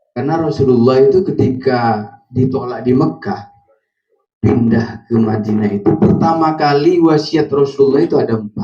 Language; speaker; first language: Indonesian; non-native, local second language; Madurese